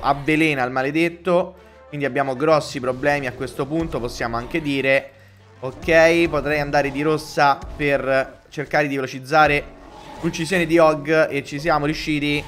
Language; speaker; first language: Italian; native; Italian